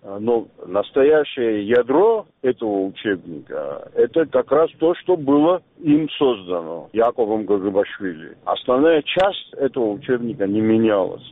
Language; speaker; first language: Russian; non-native, local second language; Georgian